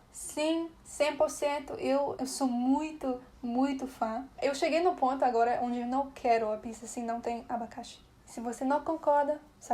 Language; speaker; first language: Portuguese; non-native, fluent; English